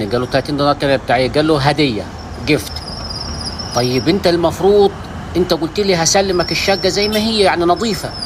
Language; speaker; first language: Arabic; native; Arabic